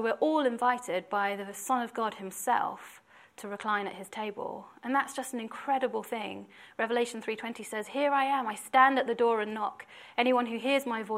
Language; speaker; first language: English; native; English